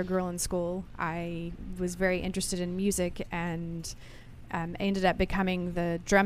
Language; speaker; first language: English; native; English